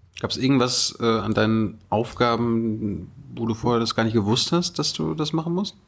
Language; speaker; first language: German; native; German